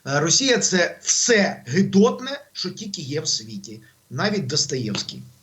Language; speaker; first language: Ukrainian; native; Ukrainian